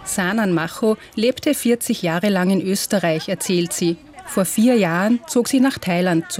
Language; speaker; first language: German; native; German